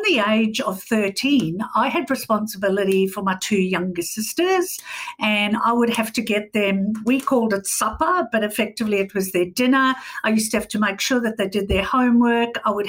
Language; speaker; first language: English; native; English